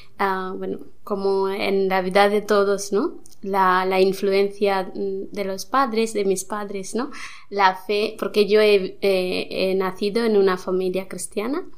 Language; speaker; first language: Spanish; non-native, fluent; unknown